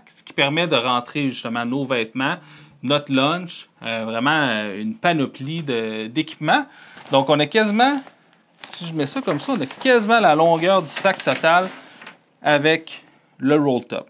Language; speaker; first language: French; native; French